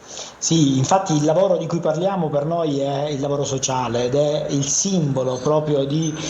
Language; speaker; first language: Italian; native; Italian